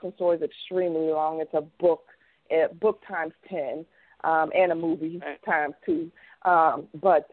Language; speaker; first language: English; native; English